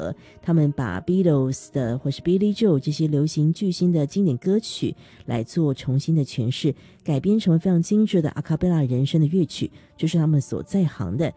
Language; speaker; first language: Chinese; native; Chinese